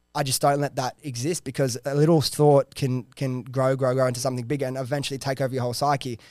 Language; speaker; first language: English; native; English